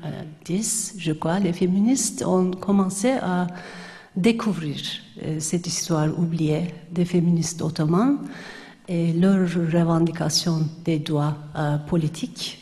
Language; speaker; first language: French; non-native, fluent; Turkish